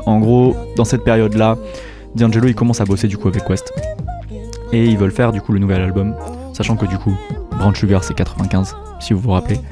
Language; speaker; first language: French; native; French